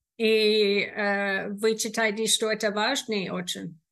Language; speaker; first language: Russian; non-native, learner; English